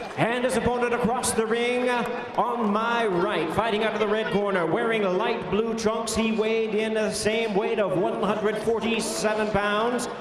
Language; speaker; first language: English; early bilingual, other home language; Spanish